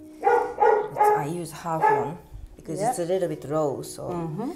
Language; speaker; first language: English; non-native, learner; Japanese